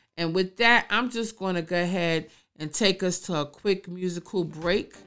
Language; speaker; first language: English; native; English